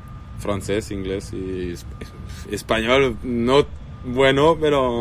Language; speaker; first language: Spanish; non-native, learner; French